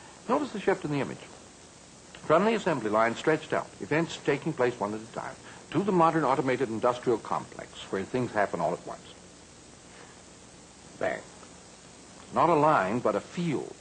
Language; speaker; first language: English; native; English